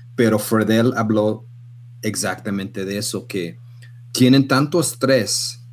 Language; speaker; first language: Spanish; non-native, fluent; English